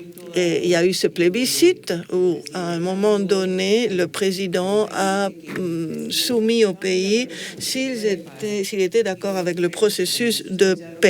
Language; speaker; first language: French; non-native, fluent; Spanish